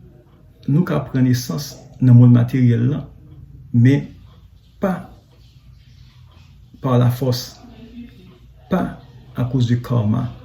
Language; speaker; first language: French; non-native, learner; Haitian Creole